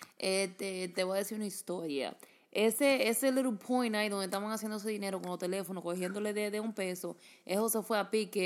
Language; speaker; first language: Spanish; early bilingual, heritage; Spanish